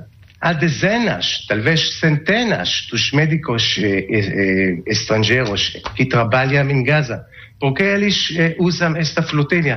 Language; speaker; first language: Portuguese; non-native, learner; Hebrew